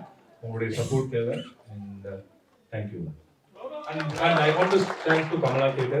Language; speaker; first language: Tamil; native; Tamil